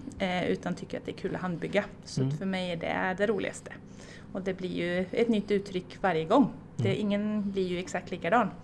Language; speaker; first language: Swedish; native; Swedish